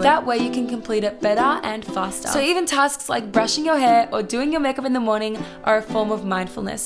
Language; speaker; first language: English; native; English